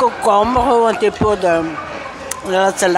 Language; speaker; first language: French; non-native, learner; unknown